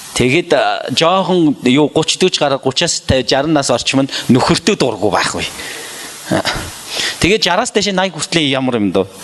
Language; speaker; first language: Mongolian; native; Mongolian